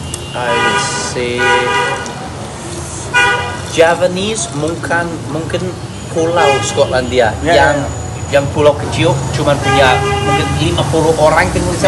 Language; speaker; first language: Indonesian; non-native, fluent; English